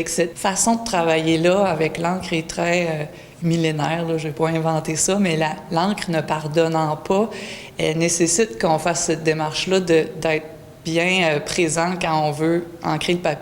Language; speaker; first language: French; native; French